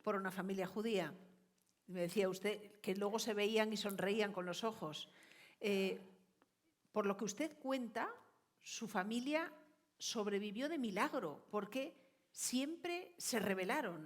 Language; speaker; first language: Spanish; native; Spanish